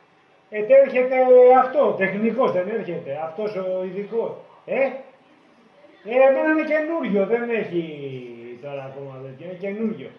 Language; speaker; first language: Greek; native; Greek